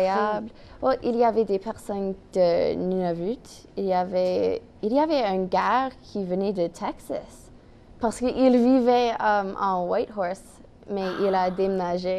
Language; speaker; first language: French; non-native, local second language; English